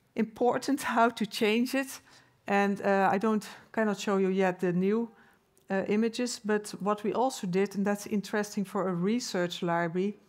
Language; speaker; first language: English; non-native, fluent; Dutch